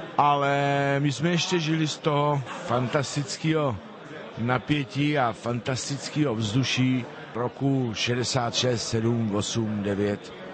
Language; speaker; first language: Czech; non-native, fluent; Spanish